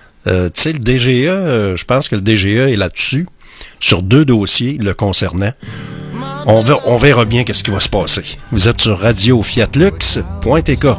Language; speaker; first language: French; native; French